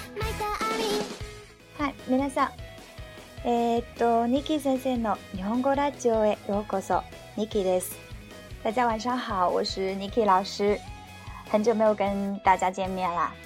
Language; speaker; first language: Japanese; non-native, fluent; Chinese